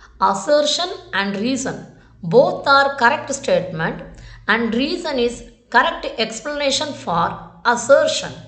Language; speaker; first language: English; non-native, local second language; Tamil